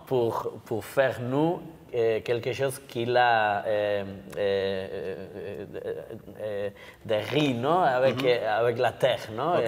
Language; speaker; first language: French; non-native, learner; Basque